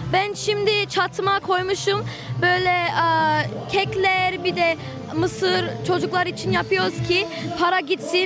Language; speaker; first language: Turkish; early bilingual, heritage; Kurdish